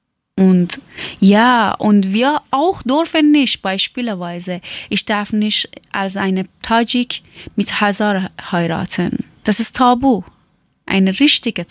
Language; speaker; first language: German; non-native, learner; Persian